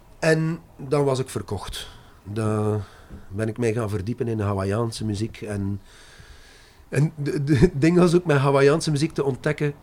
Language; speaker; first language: Dutch; non-native, local second language; French